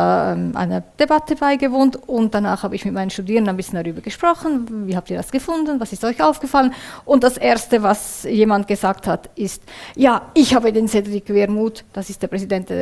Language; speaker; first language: German; native; German